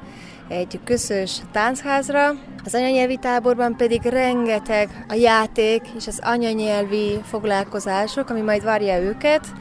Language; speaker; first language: Hungarian; early bilingual, heritage; Hungarian